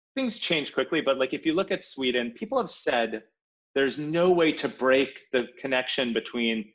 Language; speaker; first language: English; early bilingual, other home language; Polish